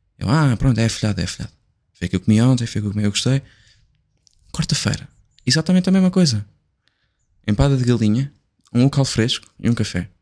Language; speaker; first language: Portuguese; native; Portuguese